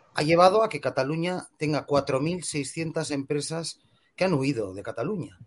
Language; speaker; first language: Spanish; native; Spanish